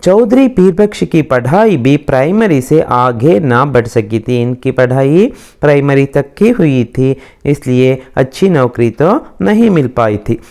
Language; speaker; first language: Hindi; non-native, local second language; Kannada